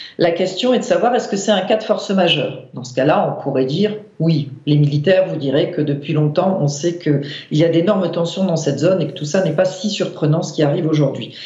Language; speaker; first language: French; native; French